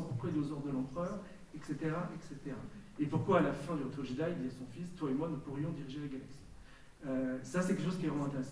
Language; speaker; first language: French; native; French